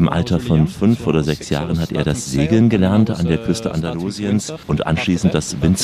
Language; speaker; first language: German; native; German